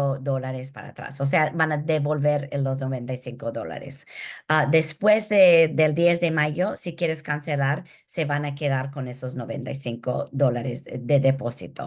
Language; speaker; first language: Spanish; early bilingual, heritage; Spanish